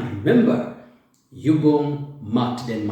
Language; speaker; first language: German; non-native, fluent; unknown